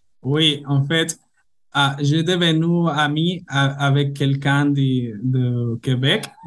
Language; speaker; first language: French; non-native, learner; Spanish